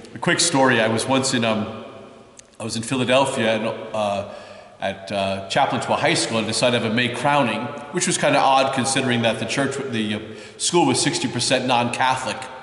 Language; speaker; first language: English; native; English